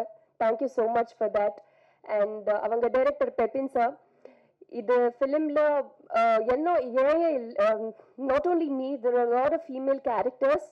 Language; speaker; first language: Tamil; non-native, fluent; Telugu